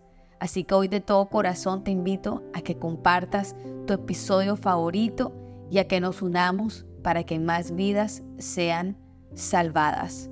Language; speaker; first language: Spanish; native; Spanish